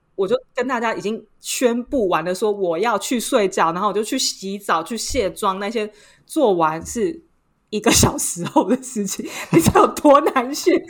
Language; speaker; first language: Chinese; native; Chinese